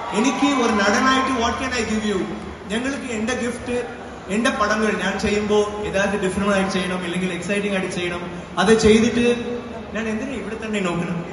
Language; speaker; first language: Malayalam; non-native, learner; Tamil